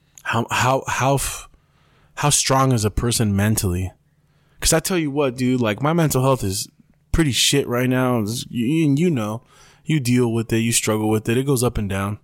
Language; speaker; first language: English; early bilingual, other home language; Spanish